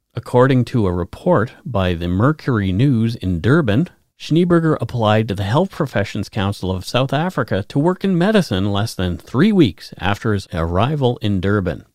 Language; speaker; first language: English; native; English